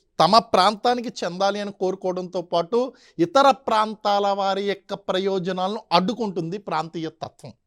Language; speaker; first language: Telugu; native; Telugu